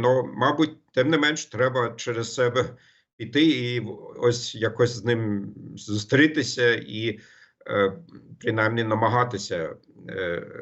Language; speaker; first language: Ukrainian; non-native, fluent; German